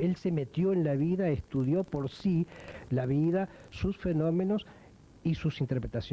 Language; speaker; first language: Spanish; native; Spanish